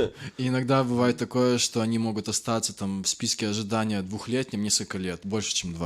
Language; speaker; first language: Russian; native; Russian